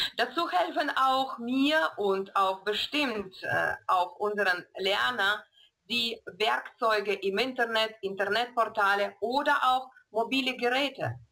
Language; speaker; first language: German; non-native, fluent; Russian